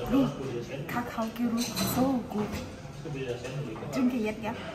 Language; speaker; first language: German; non-native, learner; Thai